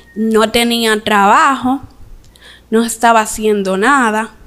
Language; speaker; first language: Spanish; native; Spanish